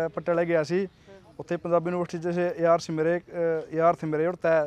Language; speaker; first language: Punjabi; non-native, local second language; Haryanvi